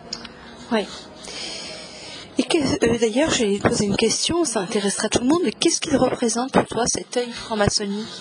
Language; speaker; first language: French; native; French